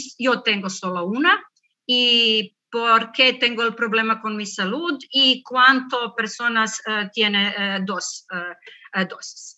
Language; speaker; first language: Spanish; non-native, learner; Croatian